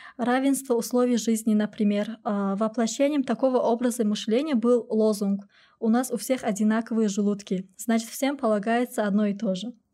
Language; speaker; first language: Russian; non-native, local second language; Tajik